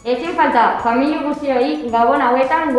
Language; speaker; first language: Basque; native; Basque